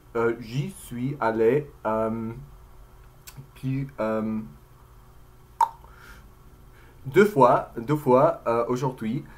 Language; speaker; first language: French; non-native, learner; English